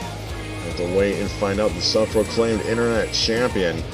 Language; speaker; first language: English; native; English